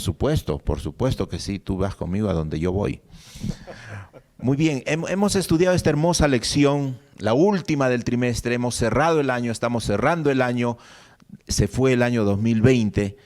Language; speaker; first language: Spanish; native; Spanish